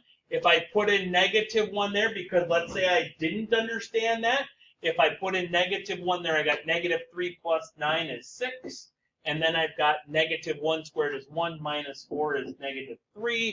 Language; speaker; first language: English; native; English